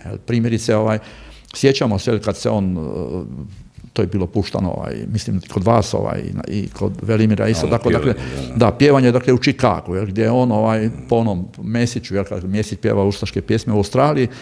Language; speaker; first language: Croatian; native; Croatian